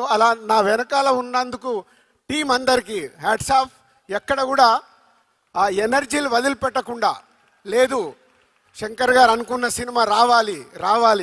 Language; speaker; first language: Telugu; native; Telugu